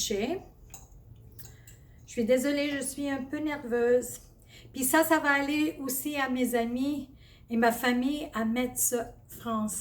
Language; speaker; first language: French; early bilingual, other home language; Italian